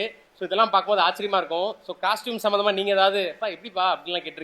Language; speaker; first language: Tamil; native; Tamil